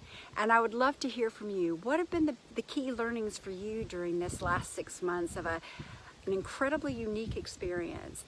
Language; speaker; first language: English; native; English